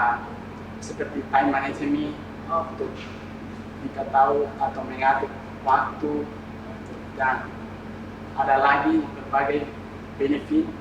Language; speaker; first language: Indonesian; non-native, fluent; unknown